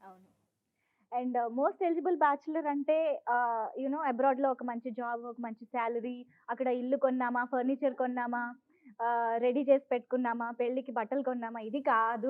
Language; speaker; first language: Telugu; native; Telugu